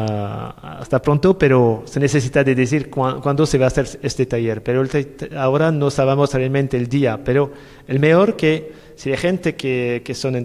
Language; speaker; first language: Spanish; non-native, learner; French